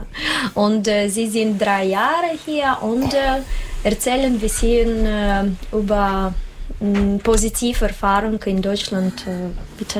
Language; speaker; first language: German; non-native, learner; Russian